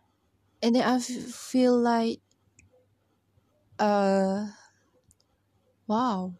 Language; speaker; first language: English; non-native, learner; Malay